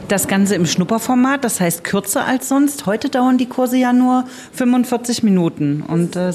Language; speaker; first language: German; native; German